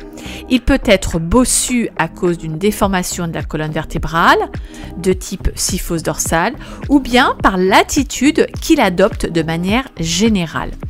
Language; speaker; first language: French; native; French